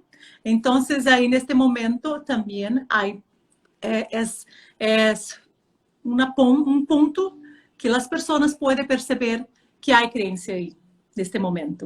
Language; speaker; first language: Spanish; non-native, fluent; Portuguese